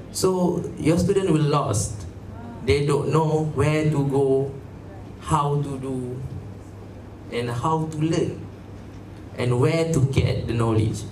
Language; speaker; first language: English; non-native, local second language; Malay